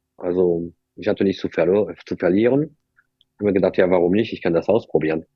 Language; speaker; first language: German; non-native, fluent; French